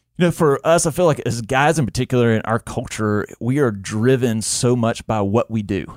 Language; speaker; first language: English; native; English